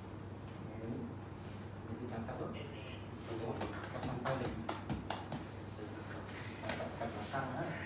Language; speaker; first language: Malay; non-native, local second language; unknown